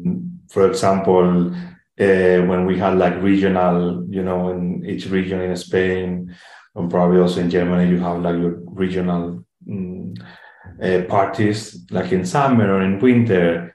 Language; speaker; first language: English; non-native, fluent; Spanish